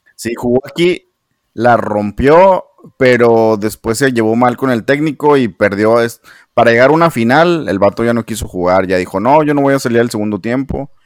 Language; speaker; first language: Spanish; native; Spanish